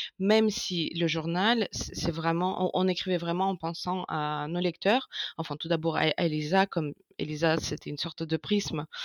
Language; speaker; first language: French; non-native, fluent; Ukrainian